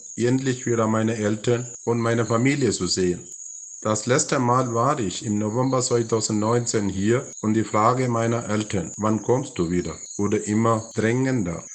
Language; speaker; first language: German; non-native, fluent; Malayalam